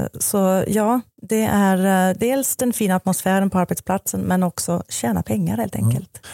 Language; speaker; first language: Swedish; non-native, fluent; German